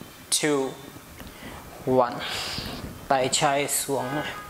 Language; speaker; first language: English; non-native, local second language; Hindi